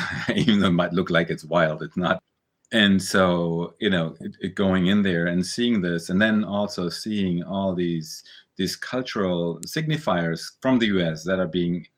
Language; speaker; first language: English; early bilingual, other home language; German